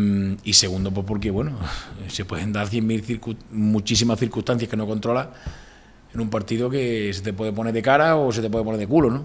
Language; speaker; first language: Spanish; native; Spanish